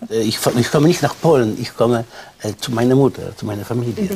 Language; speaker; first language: German; non-native, fluent; Polish